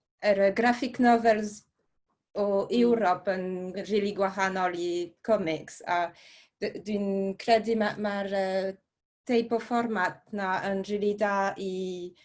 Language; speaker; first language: Welsh; non-native, fluent; French